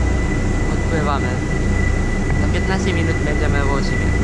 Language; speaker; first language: Polish; non-native, fluent; Japanese